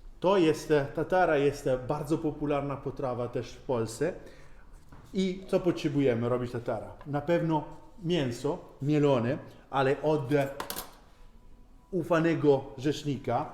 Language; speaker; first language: Polish; non-native, learner; Italian